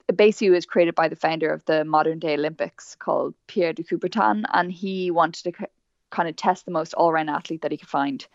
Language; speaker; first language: English; native; English